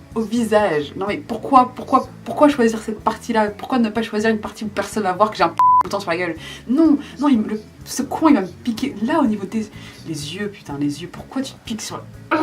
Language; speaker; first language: French; native; French